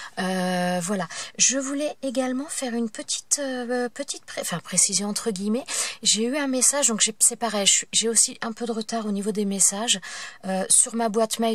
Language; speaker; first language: French; native; French